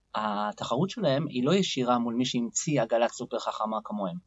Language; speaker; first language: Hebrew; native; Hebrew